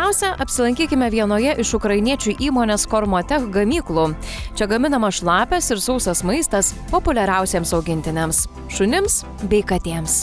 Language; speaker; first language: Lithuanian; native; Lithuanian